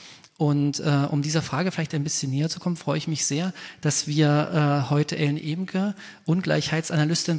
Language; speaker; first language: German; native; German